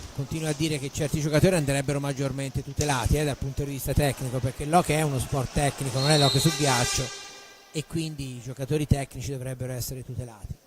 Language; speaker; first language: Italian; native; Italian